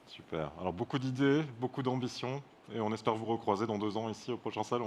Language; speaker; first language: French; native; French